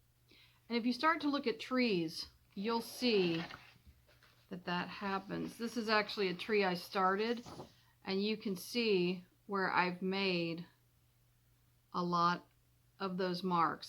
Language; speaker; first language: English; native; English